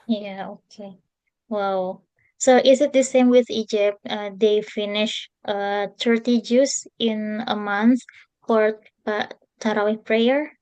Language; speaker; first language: English; non-native, fluent; Indonesian